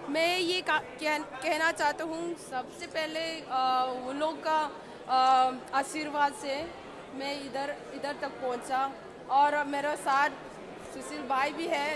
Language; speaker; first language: Hindi; non-native, local second language; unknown